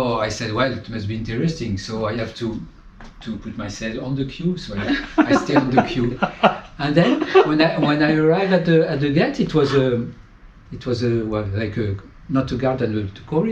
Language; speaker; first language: English; non-native, fluent; French